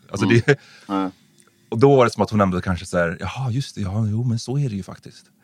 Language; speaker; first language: Swedish; early bilingual, other home language; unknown